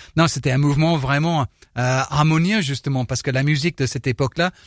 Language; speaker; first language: French; non-native, fluent; English